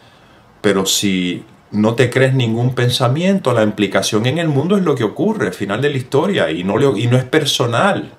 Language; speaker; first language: Spanish; native; Spanish